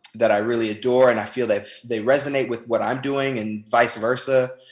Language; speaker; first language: English; native; English